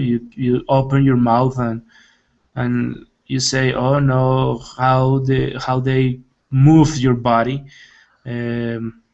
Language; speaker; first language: English; non-native, learner; Spanish